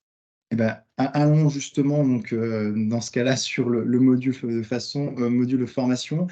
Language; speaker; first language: French; native; French